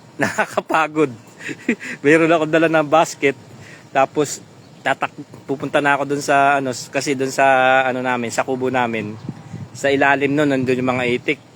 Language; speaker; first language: Filipino; non-native, local second language; Pampanga